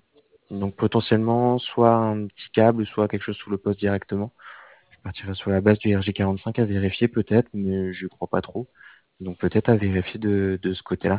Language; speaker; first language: French; native; French